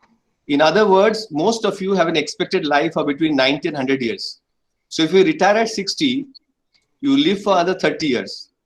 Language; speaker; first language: English; non-native, local second language; Bangla